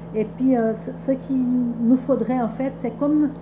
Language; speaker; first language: French; non-native, fluent; Portuguese